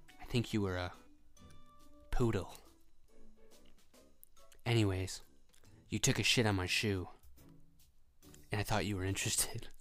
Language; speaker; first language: English; native; English